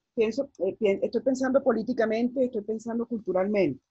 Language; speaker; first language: Spanish; native; Spanish